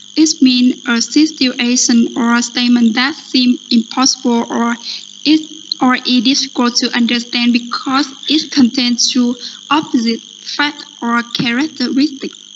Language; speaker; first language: English; non-native, learner; Vietnamese